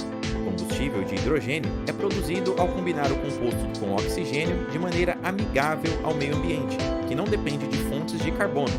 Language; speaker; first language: Portuguese; native; Portuguese